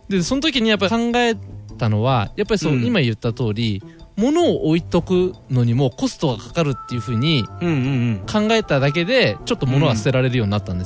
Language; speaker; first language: Japanese; native; Japanese